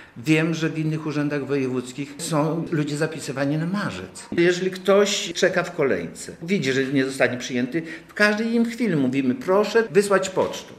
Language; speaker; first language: Polish; native; Polish